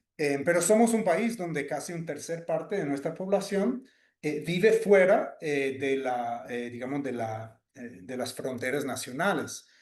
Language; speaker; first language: Spanish; non-native, fluent; English